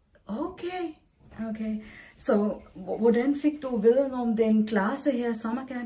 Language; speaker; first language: Danish; non-native, fluent; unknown